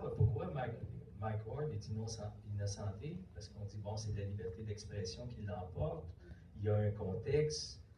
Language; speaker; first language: French; native; French